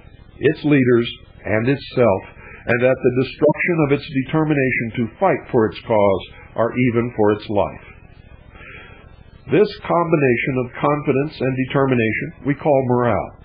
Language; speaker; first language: English; native; English